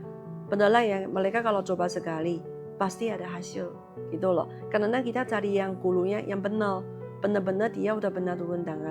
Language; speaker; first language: Indonesian; non-native, learner; Chinese